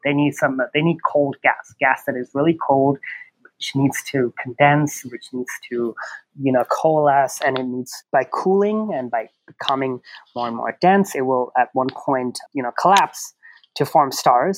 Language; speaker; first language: English; non-native, local second language; Bangla